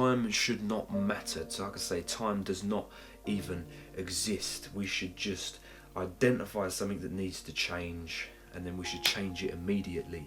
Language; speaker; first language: English; native; English